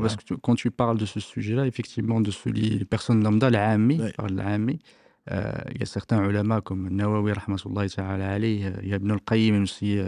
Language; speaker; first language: French; native; French